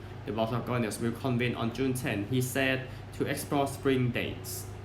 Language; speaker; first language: English; non-native, fluent; Thai